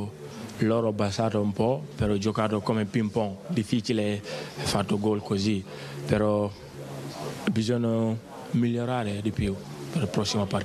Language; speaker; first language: Italian; non-native, learner; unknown